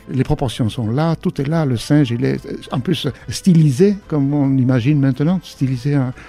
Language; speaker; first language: French; non-native, local second language; Basque